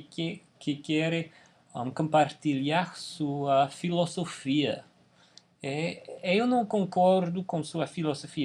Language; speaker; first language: Portuguese; non-native, fluent; English